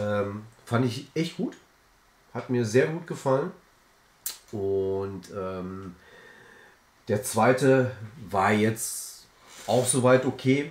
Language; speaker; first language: German; native; German